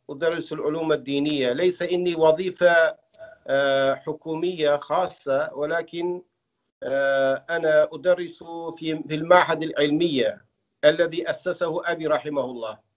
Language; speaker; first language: Arabic; non-native, fluent; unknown